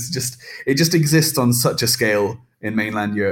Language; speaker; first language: English; native; English